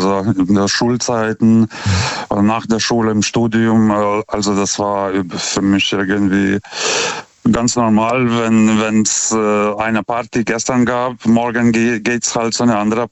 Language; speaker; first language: German; non-native, fluent; Lithuanian